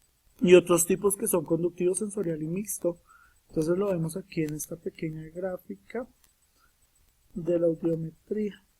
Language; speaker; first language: Spanish; native; Spanish